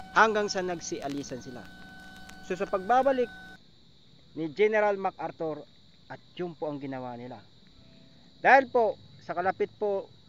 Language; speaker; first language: Filipino; non-native, local second language; Bikol